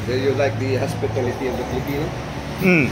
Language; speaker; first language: English; non-native, local second language; Filipino